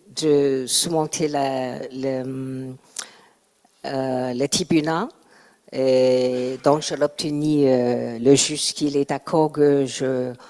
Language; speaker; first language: French; non-native, learner; Chinese